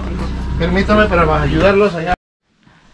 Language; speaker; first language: Spanish; native; Spanish